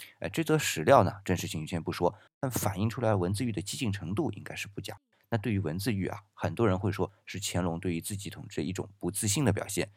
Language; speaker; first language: Chinese; native; Chinese